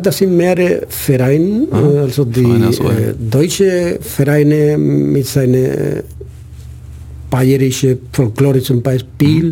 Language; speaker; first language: German; non-native, fluent; Spanish